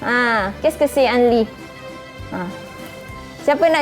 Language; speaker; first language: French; non-native, fluent; Malay